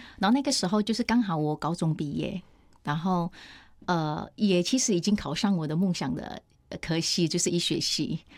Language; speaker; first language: Chinese; non-native, fluent; Indonesian